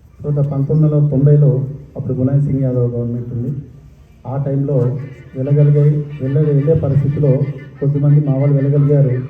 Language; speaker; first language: Telugu; native; Telugu